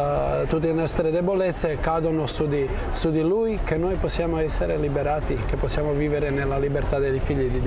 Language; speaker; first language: Italian; non-native, fluent; Croatian